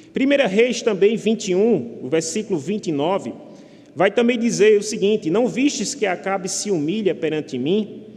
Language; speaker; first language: Portuguese; native; Portuguese